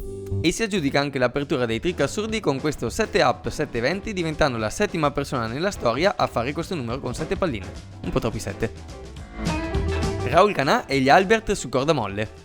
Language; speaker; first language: Italian; native; Italian